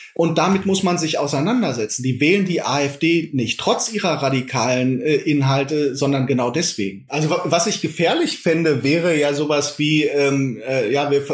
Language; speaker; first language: German; native; German